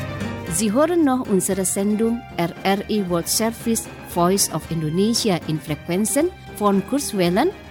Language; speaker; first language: German; non-native, fluent; Indonesian